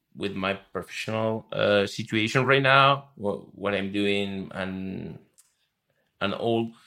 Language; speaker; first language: English; non-native, fluent; Spanish